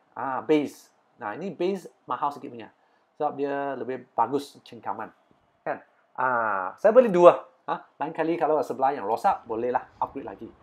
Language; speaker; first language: Malay; non-native, local second language; Chinese